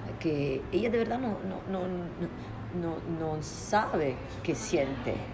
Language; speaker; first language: Spanish; non-native, fluent; Italian